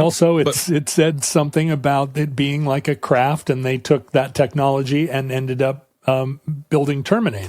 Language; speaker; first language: English; native; English